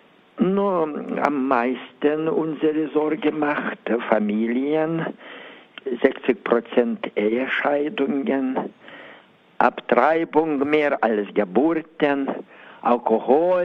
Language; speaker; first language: German; non-native, learner; Lithuanian